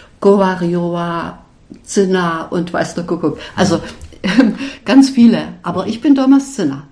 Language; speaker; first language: German; non-native, local second language; Upper Sorbian